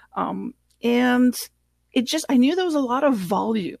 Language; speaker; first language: English; non-native, fluent; French